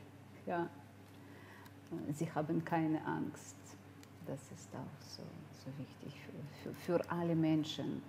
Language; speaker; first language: German; non-native, learner; Ukrainian